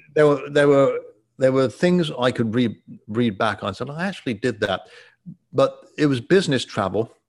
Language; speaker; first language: English; native; English